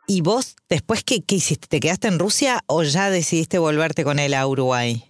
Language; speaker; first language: Spanish; native; Spanish